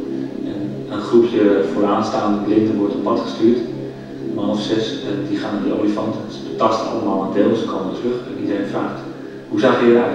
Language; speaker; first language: Dutch; native; Dutch